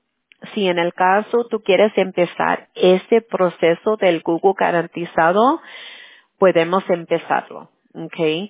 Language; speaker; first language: Spanish; early bilingual, heritage; Spanish